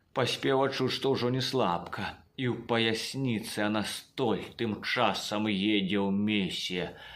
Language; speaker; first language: Belarusian; native; Belarusian